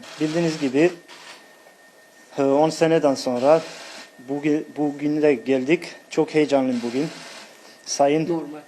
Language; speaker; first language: Turkish; non-native, fluent; Bosnian